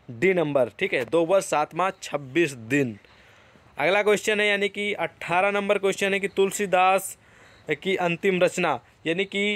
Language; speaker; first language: Hindi; native; Hindi